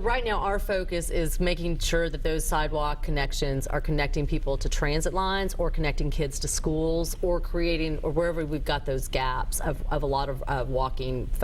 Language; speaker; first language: English; native; English